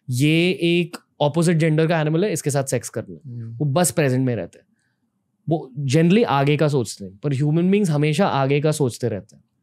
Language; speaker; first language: Hindi; native; Hindi